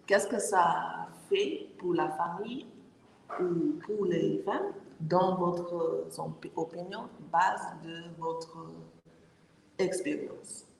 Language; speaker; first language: French; non-native, learner; English